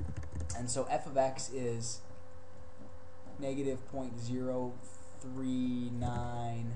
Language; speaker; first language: English; native; English